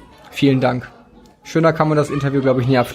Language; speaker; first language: German; native; German